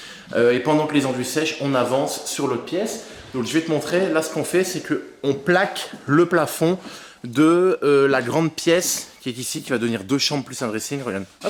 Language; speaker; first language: French; native; French